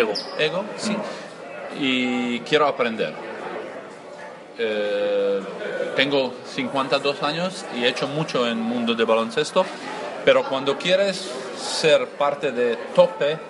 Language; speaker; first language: Spanish; non-native, learner; Croatian